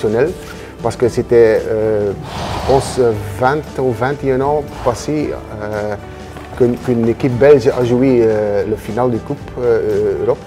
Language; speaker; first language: French; non-native, local second language; Dutch